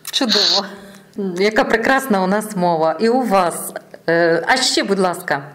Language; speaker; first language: Ukrainian; native; Ukrainian